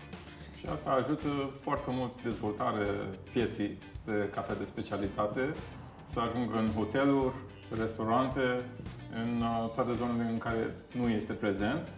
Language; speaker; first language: Romanian; non-native, fluent; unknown